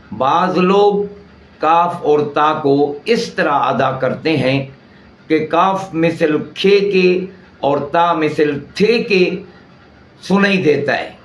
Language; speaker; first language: Urdu; native; Urdu